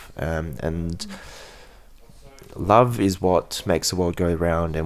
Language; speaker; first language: English; native; English